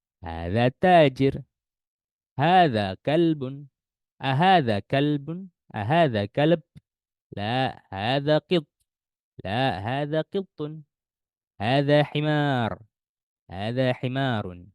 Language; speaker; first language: Arabic; non-native, fluent; Indonesian